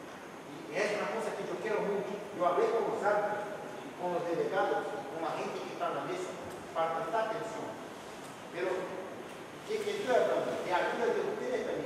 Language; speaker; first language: Spanish; non-native, fluent; Portuguese